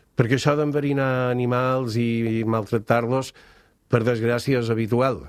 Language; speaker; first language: Catalan; native; Catalan